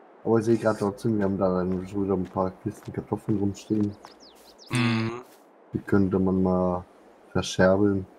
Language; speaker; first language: German; native; German